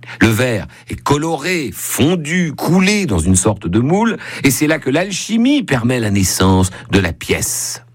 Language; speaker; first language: French; native; French